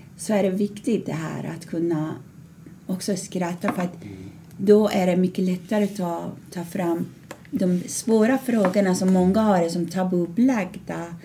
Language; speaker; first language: Swedish; non-native, fluent; Persian